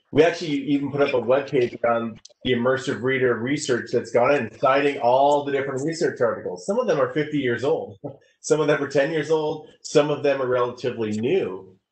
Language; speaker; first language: English; native; English